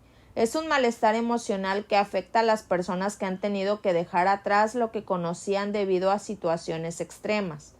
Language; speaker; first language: Spanish; native; Spanish